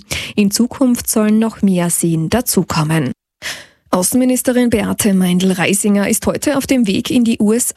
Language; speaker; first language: German; native; German